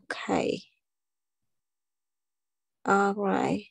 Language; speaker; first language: English; non-native, learner; Vietnamese